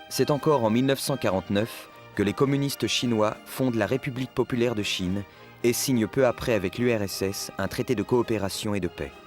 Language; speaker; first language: French; native; French